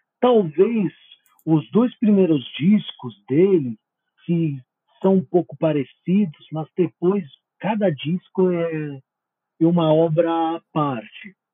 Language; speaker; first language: Portuguese; non-native, fluent; Italian